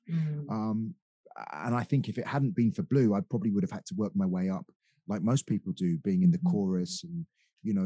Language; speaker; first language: English; native; English